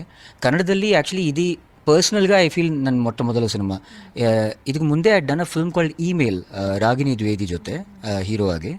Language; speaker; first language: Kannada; non-native, learner; Malayalam